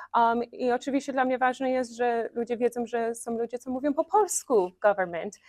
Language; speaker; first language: Polish; early bilingual, heritage; Polish